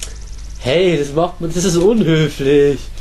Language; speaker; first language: German; native; German